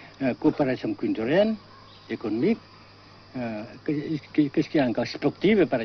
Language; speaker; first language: French; non-native, local second language; Vietnamese